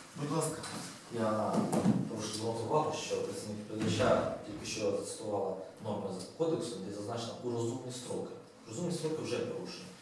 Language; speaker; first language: Ukrainian; native; Ukrainian